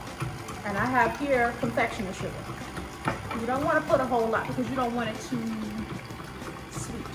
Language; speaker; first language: English; native; English